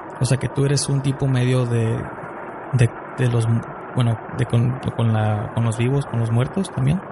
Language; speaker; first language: Spanish; early bilingual, heritage; Spanish